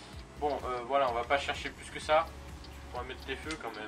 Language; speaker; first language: French; native; French